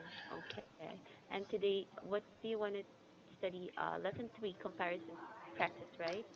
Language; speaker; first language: English; non-native, fluent; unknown